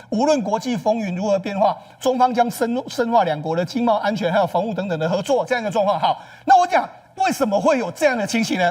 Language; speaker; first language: Chinese; native; Chinese